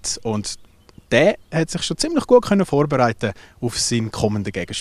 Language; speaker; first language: German; native; German